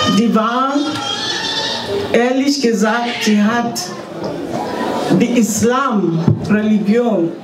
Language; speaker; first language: German; non-native, fluent; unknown